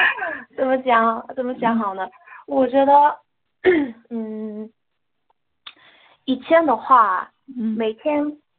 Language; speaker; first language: Chinese; non-native, learner; Korean